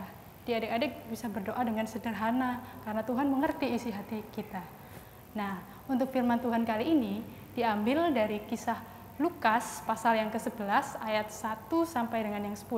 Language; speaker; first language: Indonesian; native; Indonesian